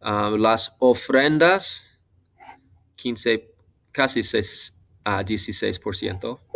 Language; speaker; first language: Spanish; non-native, fluent; English